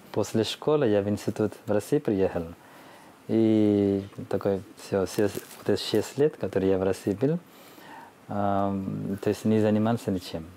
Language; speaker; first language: Russian; non-native, fluent; Telugu